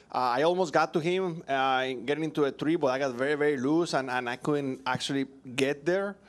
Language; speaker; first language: English; non-native, fluent; Spanish